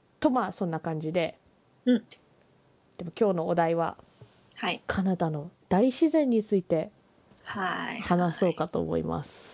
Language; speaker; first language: Japanese; early bilingual, heritage; Japanese